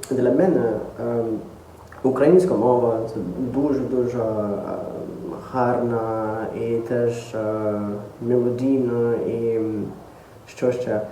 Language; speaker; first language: Ukrainian; non-native, learner; Portuguese